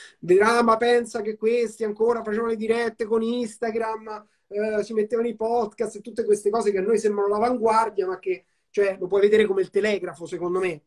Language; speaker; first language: Italian; native; Italian